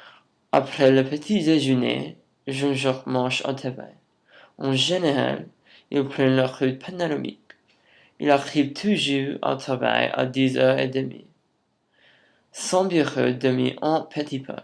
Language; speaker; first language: French; non-native, learner; English